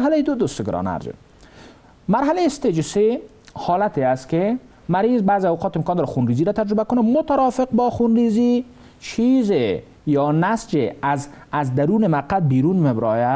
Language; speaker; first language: Persian; native; Persian